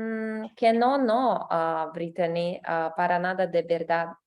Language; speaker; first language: Spanish; non-native, learner; English